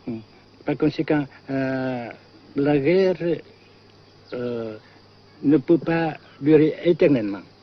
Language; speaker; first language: French; non-native, local second language; Vietnamese